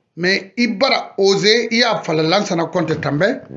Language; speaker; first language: French; non-native, local second language; Susu